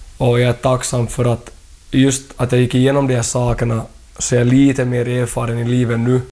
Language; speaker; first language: Swedish; early bilingual, other home language; Thai